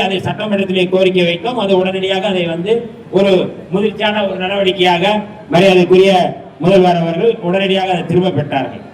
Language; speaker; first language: Tamil; native; Tamil